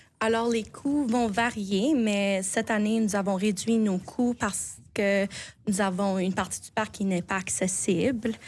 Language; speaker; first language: French; native; French